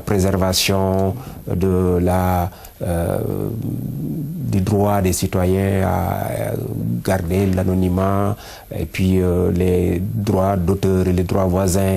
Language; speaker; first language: French; non-native, local second language; Wolof